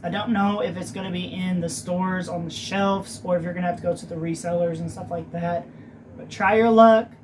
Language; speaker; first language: English; native; English